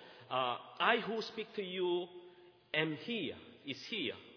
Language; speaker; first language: English; non-native, local second language; Min Nan Chinese